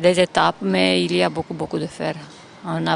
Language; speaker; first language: French; non-native, fluent; Romanian